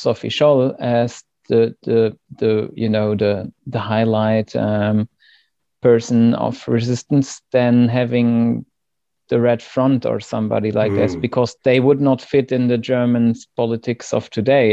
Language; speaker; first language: English; non-native, fluent; German